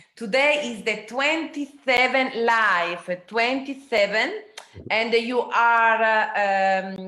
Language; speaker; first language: English; non-native, fluent; Italian